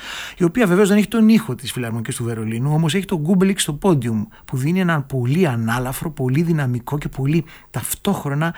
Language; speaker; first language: Greek; native; Greek